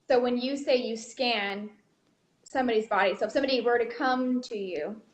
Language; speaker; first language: English; native; English